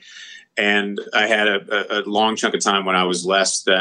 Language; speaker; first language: English; native; English